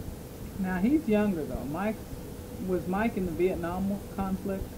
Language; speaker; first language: English; native; English